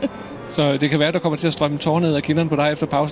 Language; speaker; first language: Danish; native; Danish